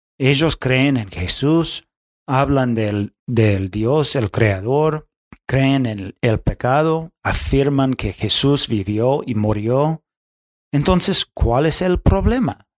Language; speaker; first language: Spanish; non-native, fluent; English